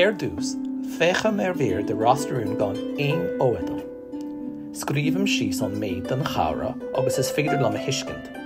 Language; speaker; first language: Irish; non-native, fluent; English